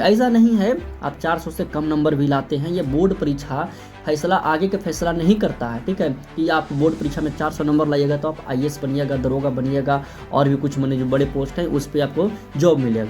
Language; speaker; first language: Hindi; native; Hindi